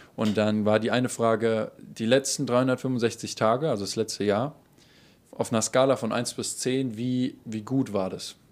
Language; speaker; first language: German; native; German